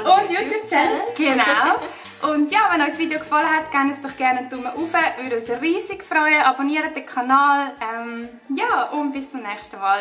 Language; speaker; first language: German; native; German